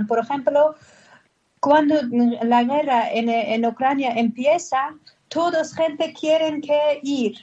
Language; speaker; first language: Spanish; non-native, learner; Persian